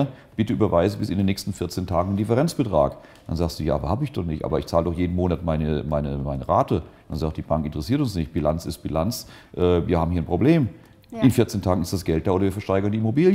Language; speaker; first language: German; native; German